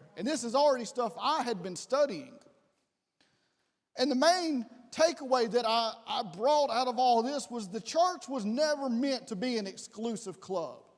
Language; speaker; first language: English; native; English